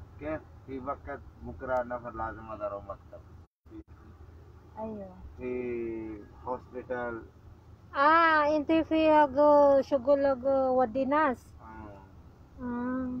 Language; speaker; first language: Arabic; non-native, learner; Cebuano